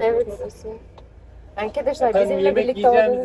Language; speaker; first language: Turkish; non-native, fluent; Kyrgyz